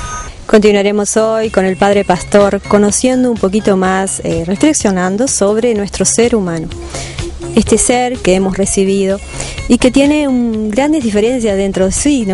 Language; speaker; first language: Spanish; native; Spanish